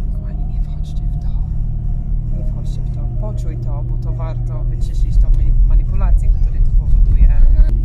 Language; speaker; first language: Polish; non-native, learner; English